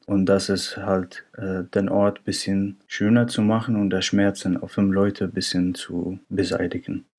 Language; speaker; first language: German; non-native, fluent; Arabic